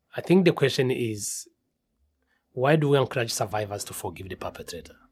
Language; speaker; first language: English; non-native, local second language; Kinyarwanda